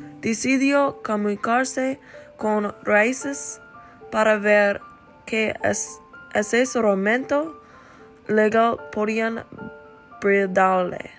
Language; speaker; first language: Spanish; non-native, learner; English